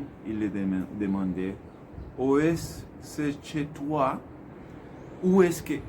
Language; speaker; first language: French; non-native, learner; Spanish